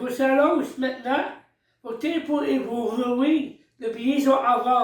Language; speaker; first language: French; native; French